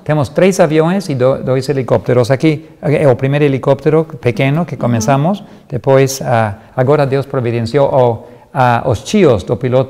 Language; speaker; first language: Portuguese; non-native, fluent; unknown